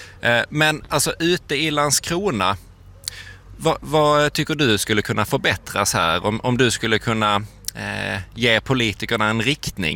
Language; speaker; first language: Swedish; native; Swedish